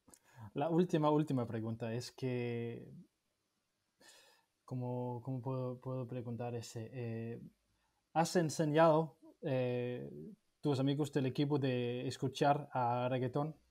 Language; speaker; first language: Spanish; non-native, learner; Danish